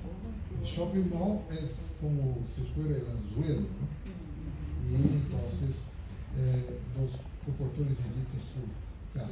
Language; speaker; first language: Spanish; non-native, fluent; Portuguese